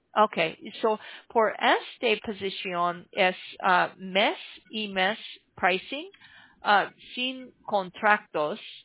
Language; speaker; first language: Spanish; non-native, learner; English